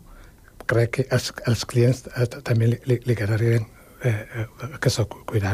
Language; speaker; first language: Catalan; non-native, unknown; Wolof